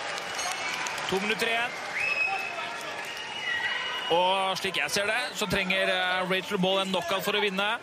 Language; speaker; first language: Norwegian; native; Norwegian